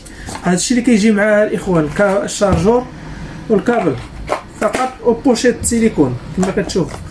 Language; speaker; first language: Arabic; native; Arabic